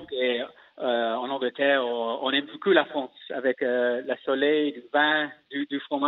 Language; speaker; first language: French; non-native, learner; English